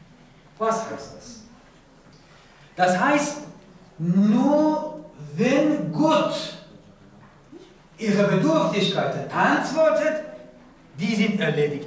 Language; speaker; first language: German; non-native, learner; Persian